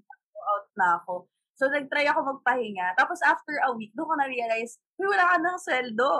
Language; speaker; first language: Filipino; non-native, local second language; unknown